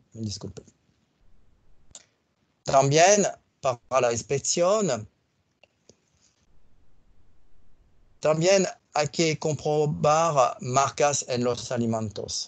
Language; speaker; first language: Spanish; non-native, learner; French